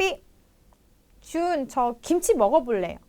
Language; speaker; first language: Korean; non-native, fluent; Indonesian